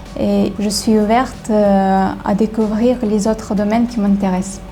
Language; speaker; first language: French; non-native, learner; Ukrainian